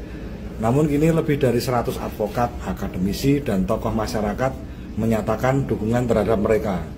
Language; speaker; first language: Indonesian; native; Indonesian